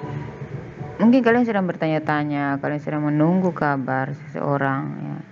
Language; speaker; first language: Indonesian; native; Indonesian